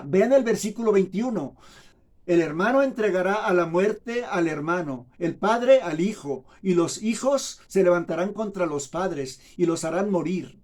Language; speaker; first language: Spanish; native; Spanish